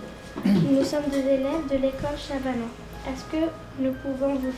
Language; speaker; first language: French; non-native, learner; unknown